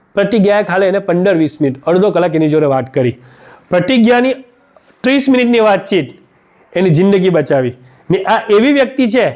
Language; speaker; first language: Gujarati; native; Gujarati